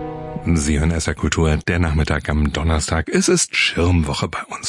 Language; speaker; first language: German; native; German